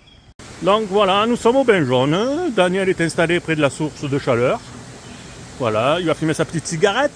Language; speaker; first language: French; native; French